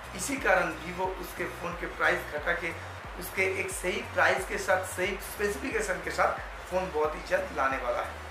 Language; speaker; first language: Hindi; non-native, local second language; Bangla